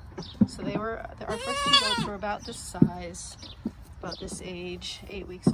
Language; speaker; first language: English; native; English